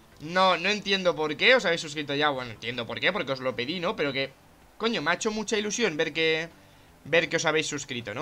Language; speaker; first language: Spanish; native; Spanish